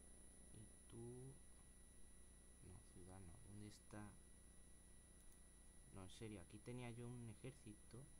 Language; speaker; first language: Spanish; native; Spanish